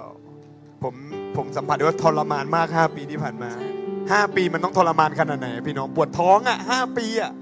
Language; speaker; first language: Thai; native; Thai